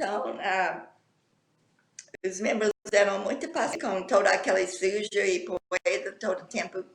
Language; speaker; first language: Portuguese; non-native, fluent; English